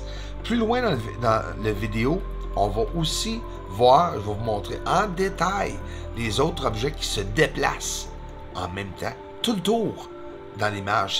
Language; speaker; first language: French; native; French